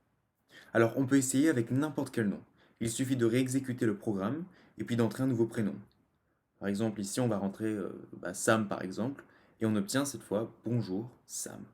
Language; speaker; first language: French; native; French